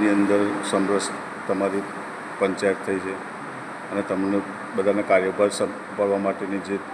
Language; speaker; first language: Gujarati; native; Gujarati